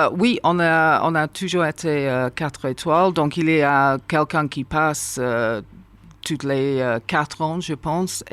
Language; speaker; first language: French; non-native, fluent; English